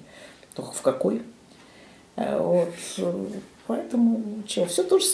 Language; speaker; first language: Russian; native; Russian